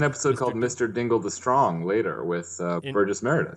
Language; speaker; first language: English; native; English